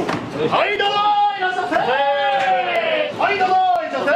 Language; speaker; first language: Japanese; native; Japanese